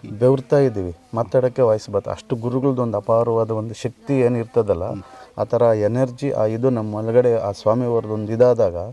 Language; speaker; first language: Kannada; native; Kannada